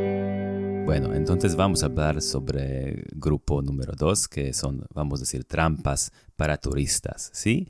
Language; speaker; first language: Spanish; non-native, fluent; Slovak